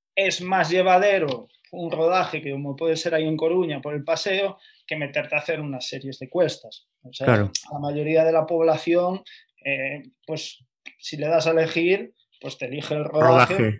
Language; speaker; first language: Spanish; native; Spanish